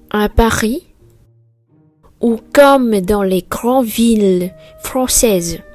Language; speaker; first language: French; non-native, fluent; Vietnamese